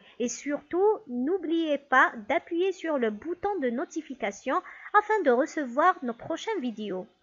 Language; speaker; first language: French; non-native, local second language; Arabic